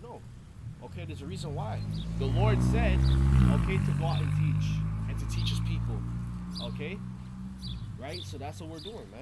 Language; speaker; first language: English; native; English